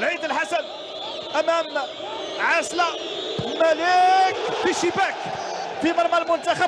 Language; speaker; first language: Arabic; native; Arabic